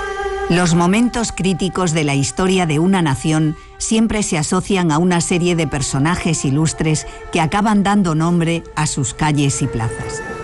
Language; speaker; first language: Spanish; native; Spanish